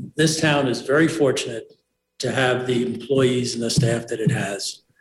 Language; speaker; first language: English; native; English